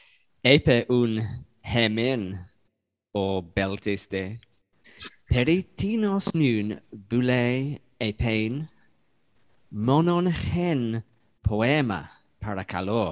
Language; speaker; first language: Greek; non-native, learner; English